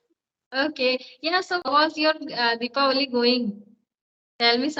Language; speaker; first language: English; non-native, learner; Hindi